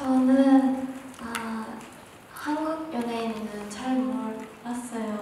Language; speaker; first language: Korean; non-native, learner; Japanese